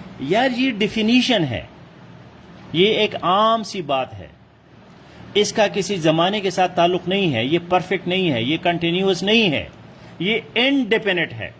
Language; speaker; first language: Urdu; non-native, local second language; Pashto